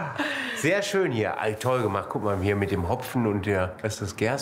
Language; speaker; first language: German; native; German